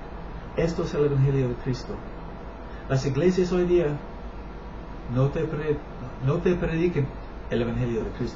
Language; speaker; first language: Spanish; non-native, learner; English